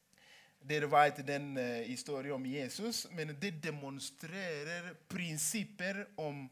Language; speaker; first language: Norwegian; non-native, learner; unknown